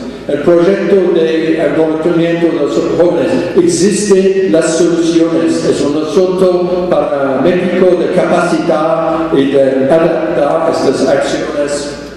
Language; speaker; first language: Spanish; non-native, fluent; English